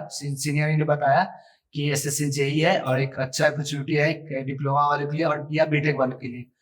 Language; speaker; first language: Hindi; native; Hindi